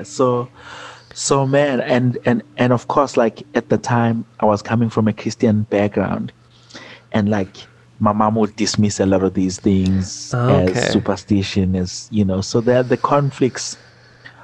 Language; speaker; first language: English; non-native, local second language; Zulu